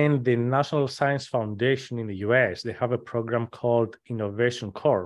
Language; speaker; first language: English; non-native, fluent; Greek